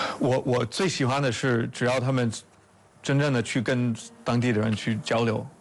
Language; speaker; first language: Chinese; non-native, fluent; English